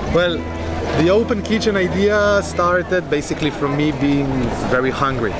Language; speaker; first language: English; non-native, fluent; Hebrew